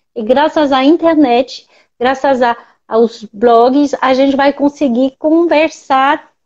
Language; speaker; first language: Portuguese; non-native, fluent; French